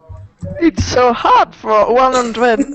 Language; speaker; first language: English; non-native, learner; French